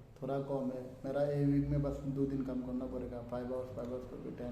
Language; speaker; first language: Hindi; non-native, learner; Bangla